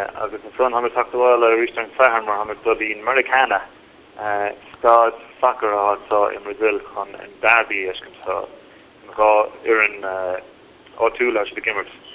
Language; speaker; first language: Irish; native; Irish